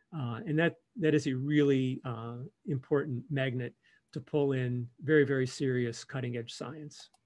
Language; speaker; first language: English; native; English